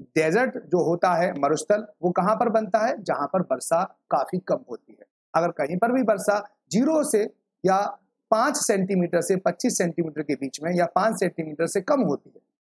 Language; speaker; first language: Hindi; native; Hindi